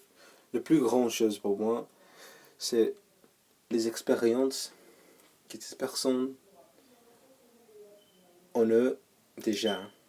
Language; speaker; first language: French; non-native, learner; English